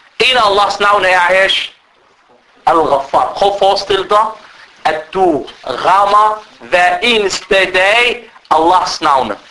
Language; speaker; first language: Danish; early bilingual, other home language; Arabic